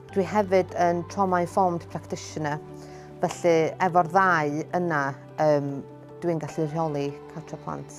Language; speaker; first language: Welsh; native; Welsh